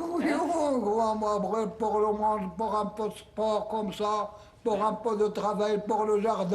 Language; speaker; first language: French; non-native, learner; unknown